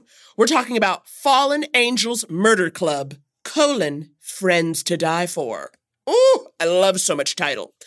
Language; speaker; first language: English; native; English